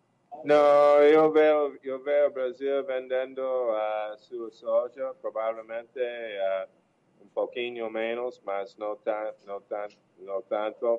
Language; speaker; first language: Portuguese; non-native, learner; English